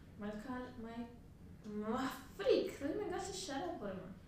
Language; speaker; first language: Welsh; non-native, learner; Spanish